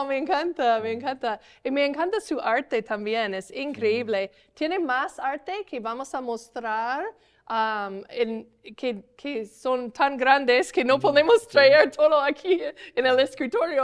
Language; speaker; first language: Spanish; non-native, learner; English